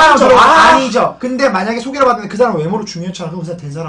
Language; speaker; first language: Korean; native; Korean